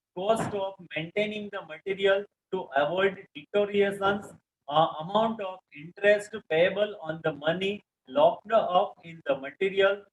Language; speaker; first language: English; non-native, local second language; Gujarati